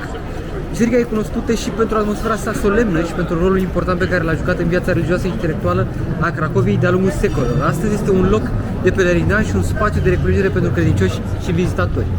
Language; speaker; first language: Romanian; native; Romanian